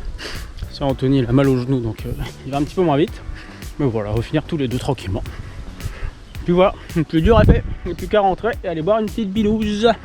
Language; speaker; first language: French; native; French